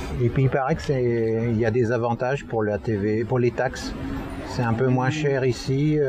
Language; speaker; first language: French; native; French